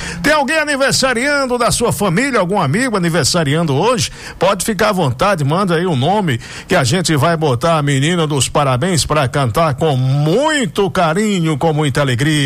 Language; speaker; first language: Portuguese; native; Portuguese